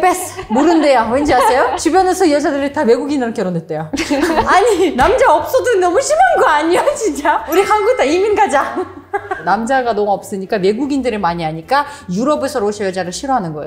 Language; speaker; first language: Korean; non-native, fluent; Uzbek